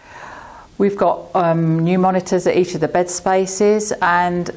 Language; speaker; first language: English; native; English